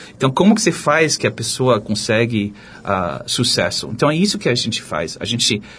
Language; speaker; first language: Portuguese; non-native, fluent; English